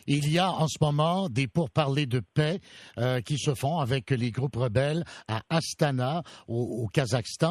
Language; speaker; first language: French; native; French